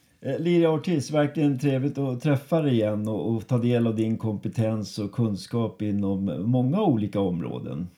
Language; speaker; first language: Swedish; native; Swedish